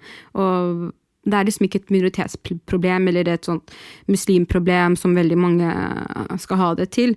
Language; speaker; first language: Norwegian; early bilingual, other home language; Arabic